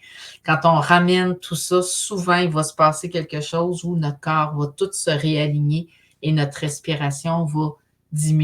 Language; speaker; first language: French; native; French